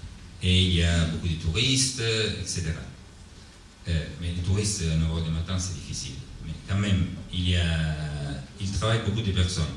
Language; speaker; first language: French; non-native, learner; Italian